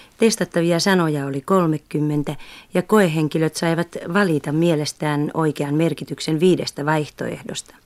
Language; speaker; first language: Finnish; native; Finnish